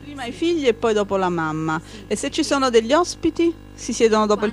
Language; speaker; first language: Italian; native; Italian